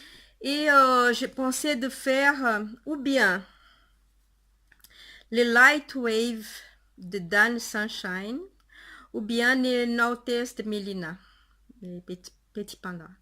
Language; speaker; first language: French; non-native, fluent; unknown